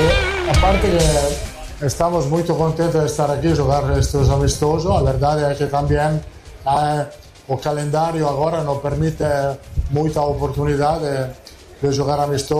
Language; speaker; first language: Portuguese; non-native, fluent; Italian